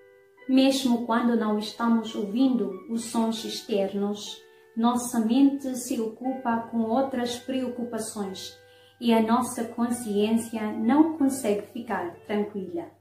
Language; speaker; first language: Portuguese; non-native, fluent; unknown